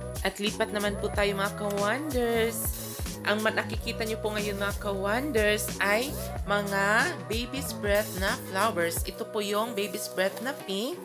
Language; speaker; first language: Filipino; non-native, local second language; Cebuano